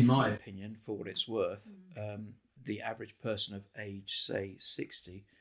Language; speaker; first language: English; native; English